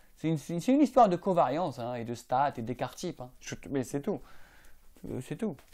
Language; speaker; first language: French; non-native, local second language; Arabic